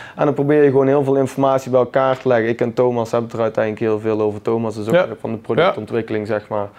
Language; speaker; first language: Dutch; native; Dutch